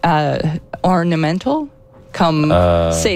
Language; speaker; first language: French; non-native, learner; English